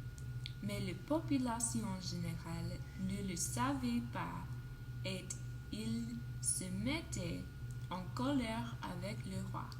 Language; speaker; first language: French; non-native, learner; English